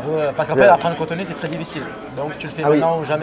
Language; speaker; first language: French; native; French